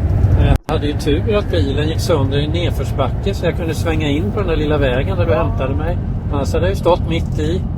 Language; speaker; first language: Swedish; native; Swedish